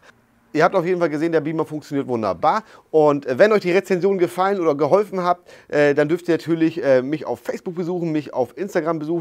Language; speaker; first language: German; native; German